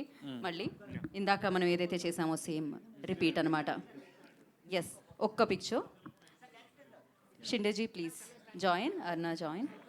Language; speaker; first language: Telugu; native; Telugu